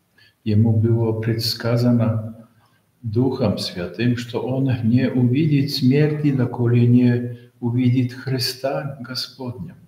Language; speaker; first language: Russian; non-native, fluent; Polish